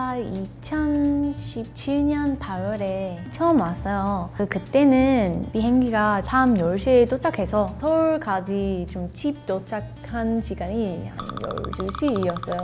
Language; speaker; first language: Korean; non-native, learner; English